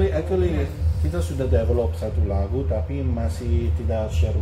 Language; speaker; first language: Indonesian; non-native, learner; English